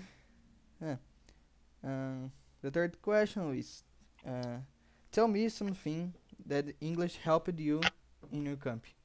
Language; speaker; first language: English; non-native, learner; Portuguese